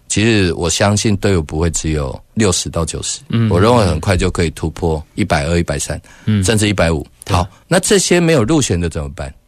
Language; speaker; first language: Chinese; native; Chinese